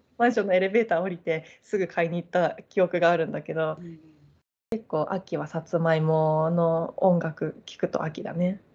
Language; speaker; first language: Japanese; native; Japanese